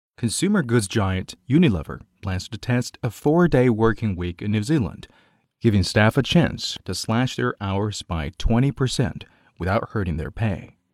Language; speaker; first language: English; non-native, fluent; Chinese